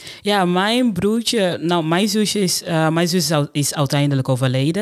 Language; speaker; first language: Dutch; non-native, fluent; Portuguese